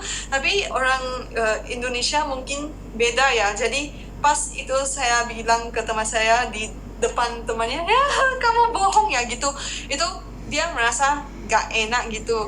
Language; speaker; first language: Indonesian; non-native, fluent; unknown